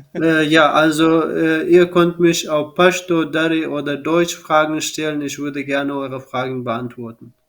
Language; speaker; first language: German; non-native, fluent; Pashto